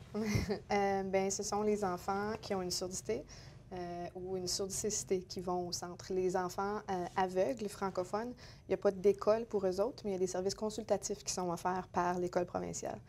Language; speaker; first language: French; native; French